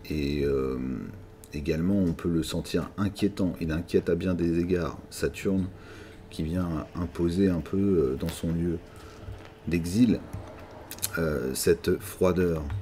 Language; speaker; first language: French; native; French